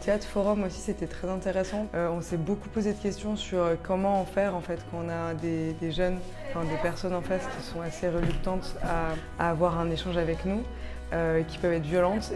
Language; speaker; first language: French; native; French